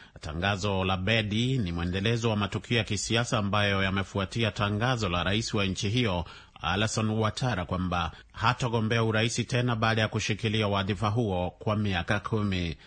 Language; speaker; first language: Swahili; non-native, local second language; Meru